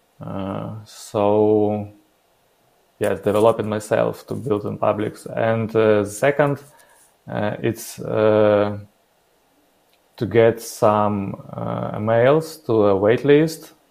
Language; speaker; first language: English; non-native, learner; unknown